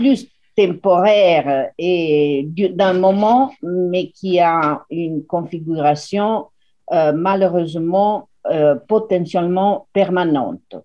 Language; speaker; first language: French; non-native, fluent; Italian